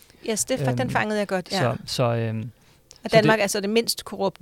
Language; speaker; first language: Danish; native; Danish